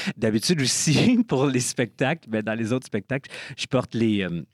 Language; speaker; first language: French; native; French